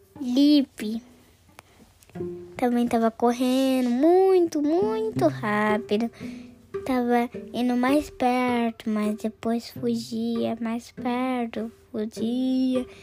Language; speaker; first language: Portuguese; early bilingual, heritage; Portuguese